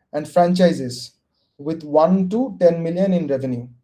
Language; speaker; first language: English; non-native, local second language; Bangla